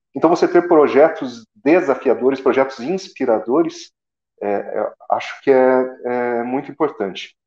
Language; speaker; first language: Portuguese; native; Portuguese